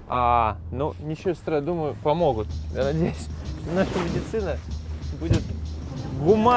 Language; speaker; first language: Russian; native; Russian